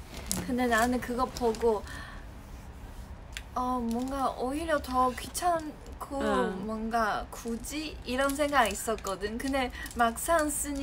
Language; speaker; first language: Korean; non-native, fluent; Chinese